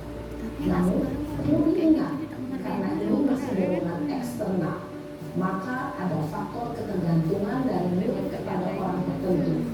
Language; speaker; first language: Indonesian; native; Indonesian